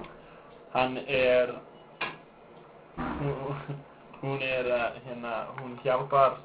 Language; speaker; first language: Icelandic; non-native, learner; English